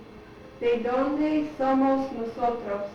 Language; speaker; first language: Spanish; non-native, learner; English